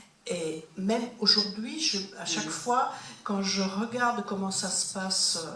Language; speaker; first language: French; non-native, fluent; Czech